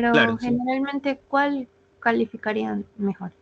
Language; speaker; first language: Spanish; native; Spanish